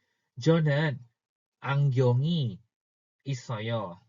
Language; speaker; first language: Korean; non-native, fluent; Indonesian